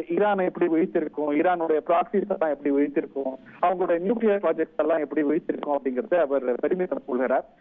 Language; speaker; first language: Tamil; native; Tamil